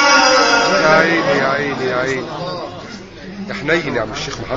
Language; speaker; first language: Arabic; native; Arabic